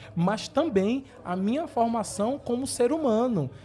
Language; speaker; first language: Portuguese; native; Portuguese